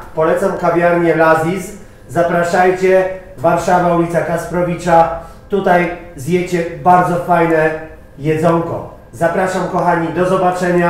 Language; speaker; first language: Polish; native; Polish